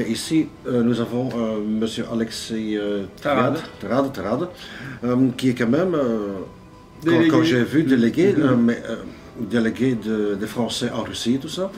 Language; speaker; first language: French; non-native, local second language; Dutch